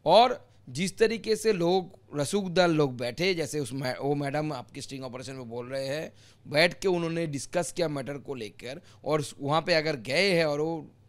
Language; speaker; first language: Hindi; non-native, local second language; Bangla